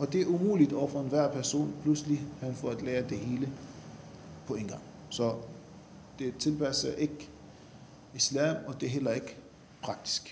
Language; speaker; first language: Danish; non-native, fluent; Arabic